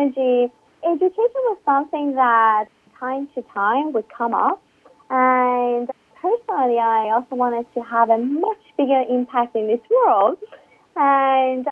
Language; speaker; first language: English; non-native, fluent; Persian